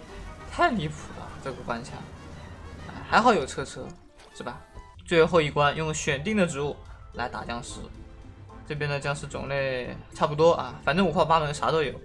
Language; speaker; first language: Chinese; native; Chinese